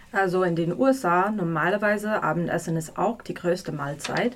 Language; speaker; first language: German; non-native, learner; English